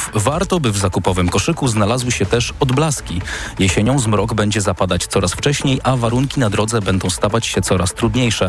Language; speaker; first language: Polish; native; Polish